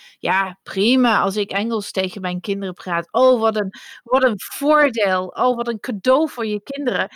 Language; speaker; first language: Dutch; non-native, fluent; English